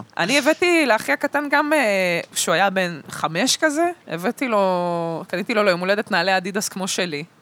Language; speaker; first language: Hebrew; early bilingual, other home language; Russian